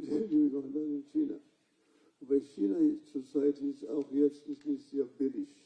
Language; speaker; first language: German; non-native, fluent; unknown